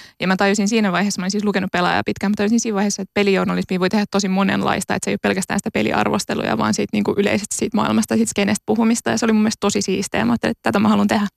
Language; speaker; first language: Finnish; native; Finnish